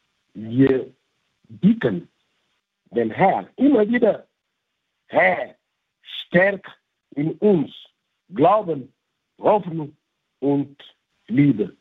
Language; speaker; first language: German; non-native, learner; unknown